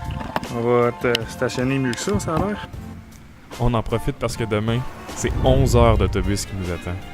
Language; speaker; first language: French; native; French